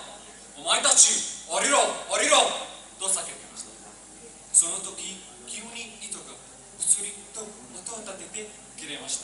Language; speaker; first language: Japanese; non-native, learner; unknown